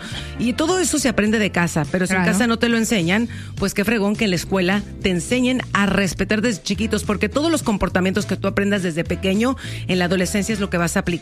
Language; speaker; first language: Spanish; native; Spanish